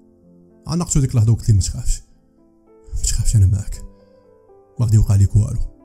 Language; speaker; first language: Arabic; native; Arabic